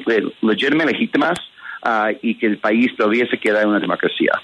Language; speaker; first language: Spanish; early bilingual, heritage; Spanish